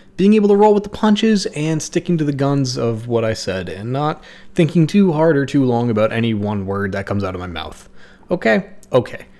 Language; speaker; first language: English; native; English